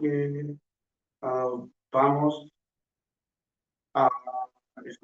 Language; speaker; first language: Spanish; non-native, learner; English